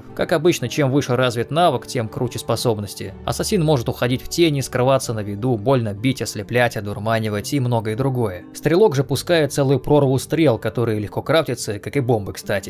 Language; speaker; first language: Russian; native; Russian